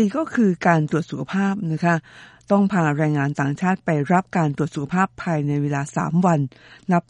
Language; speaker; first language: Thai; native; Thai